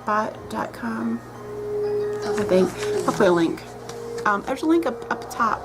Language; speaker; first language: English; native; English